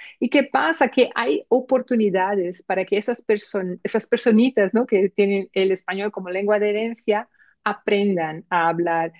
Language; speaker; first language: Spanish; early bilingual, heritage; Spanish